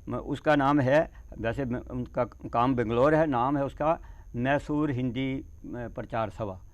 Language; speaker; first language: Hindi; non-native, local second language; Dogri